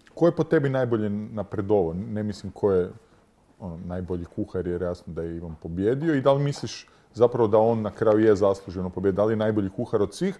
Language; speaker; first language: Croatian; native; Croatian